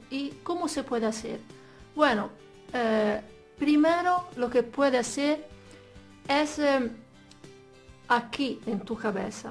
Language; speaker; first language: Spanish; non-native, fluent; Italian